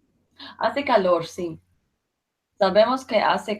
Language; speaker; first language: Spanish; non-native, fluent; English